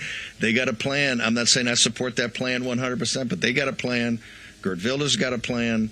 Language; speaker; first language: English; native; English